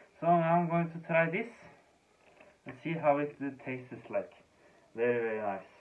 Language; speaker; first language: English; non-native, fluent; Danish